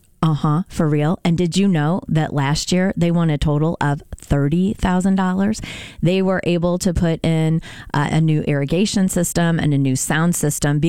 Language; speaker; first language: English; native; English